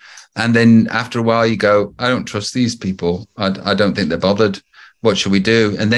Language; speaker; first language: English; native; English